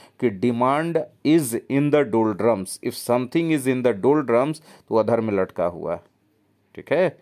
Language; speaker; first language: Hindi; native; Hindi